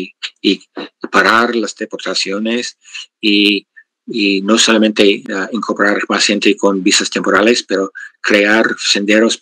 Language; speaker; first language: Spanish; non-native, fluent; English